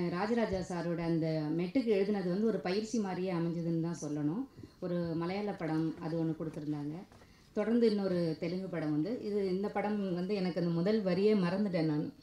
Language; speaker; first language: Tamil; native; Tamil